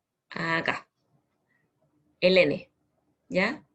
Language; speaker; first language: Spanish; native; Spanish